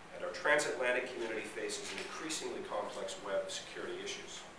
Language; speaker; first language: English; native; English